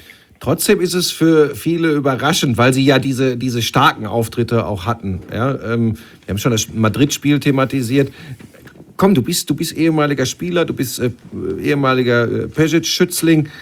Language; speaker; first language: German; native; German